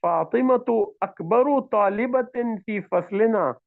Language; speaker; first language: Arabic; non-native, fluent; Urdu